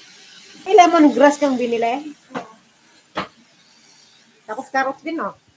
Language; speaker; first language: Filipino; native; Filipino